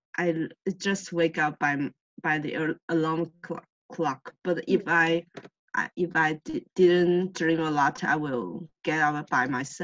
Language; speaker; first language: English; non-native, learner; Chinese